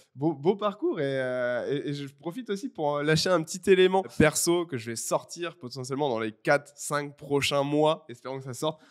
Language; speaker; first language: French; native; French